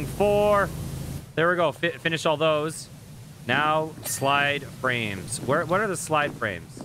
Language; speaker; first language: English; native; English